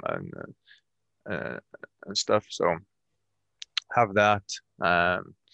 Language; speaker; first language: English; native; English